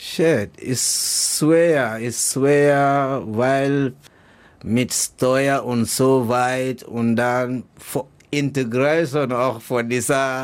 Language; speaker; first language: German; non-native, learner; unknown